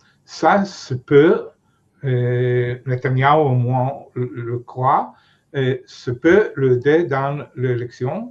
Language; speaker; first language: French; non-native, fluent; Hebrew